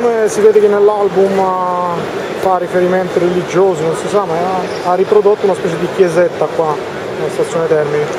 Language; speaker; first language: Italian; early bilingual, other home language; Albanian